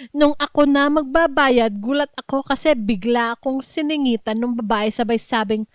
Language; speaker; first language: Filipino; non-native, local second language; Cebuano